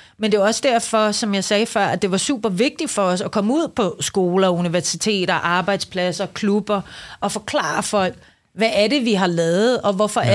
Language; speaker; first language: Danish; early bilingual, other home language; Persian